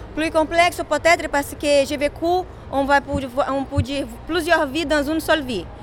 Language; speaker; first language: French; non-native, fluent; Portuguese